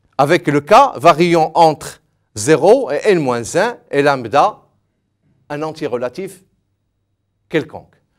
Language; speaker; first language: French; non-native, local second language; Arabic